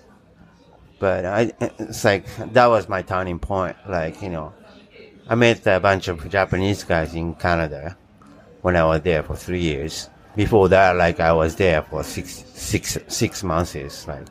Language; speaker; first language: English; non-native, fluent; Japanese